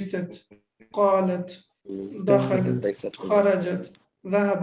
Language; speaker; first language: Arabic; non-native, fluent; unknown